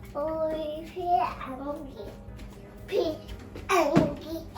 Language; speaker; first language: Korean; early bilingual, heritage; Korean